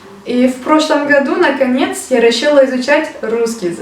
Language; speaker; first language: Russian; non-native, learner; Turkish